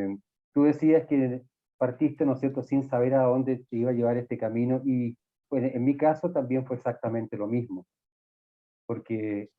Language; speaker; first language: Spanish; native; Spanish